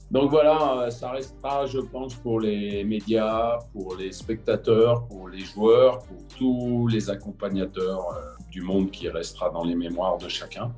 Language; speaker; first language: French; native; French